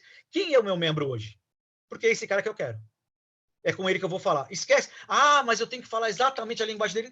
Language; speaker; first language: Portuguese; native; Portuguese